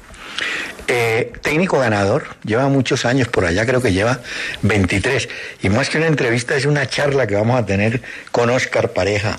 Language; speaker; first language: Spanish; native; Spanish